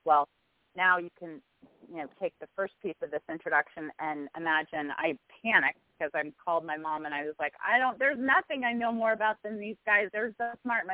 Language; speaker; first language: English; native; English